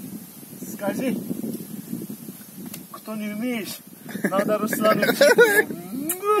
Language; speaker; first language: Russian; non-native, learner; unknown